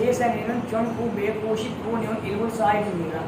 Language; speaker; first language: Korean; non-native, learner; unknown